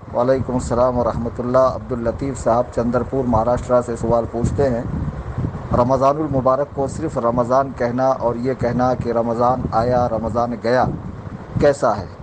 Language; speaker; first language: Urdu; native; Urdu